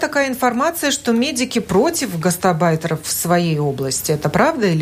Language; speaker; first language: Russian; native; Russian